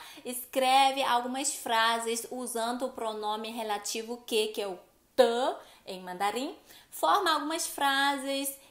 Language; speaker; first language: Portuguese; non-native, fluent; Chinese